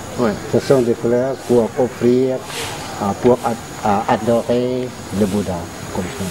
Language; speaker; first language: French; non-native, fluent; Lao